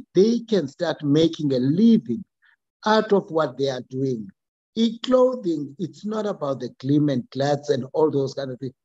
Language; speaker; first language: English; non-native, local second language; Xhosa